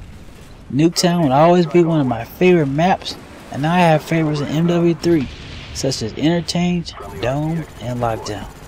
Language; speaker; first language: English; native; English